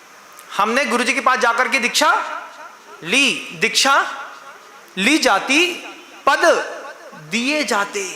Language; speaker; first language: Hindi; native; Hindi